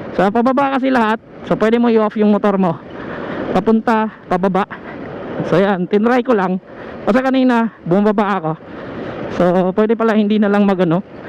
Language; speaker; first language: Filipino; non-native, local second language; Cebuano